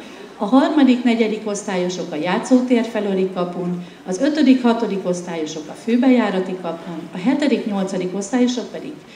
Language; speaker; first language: Hungarian; native; Hungarian